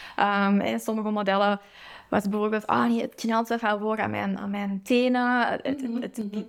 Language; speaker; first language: Dutch; native; Dutch